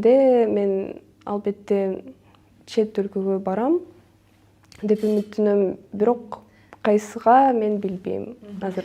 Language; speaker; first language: Kyrgyz; non-native, local second language; Russian